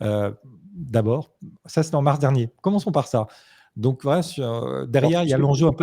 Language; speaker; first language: French; native; French